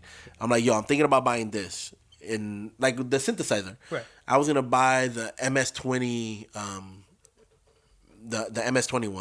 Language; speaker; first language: English; native; English